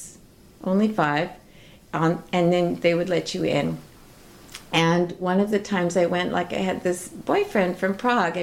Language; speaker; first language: English; native; English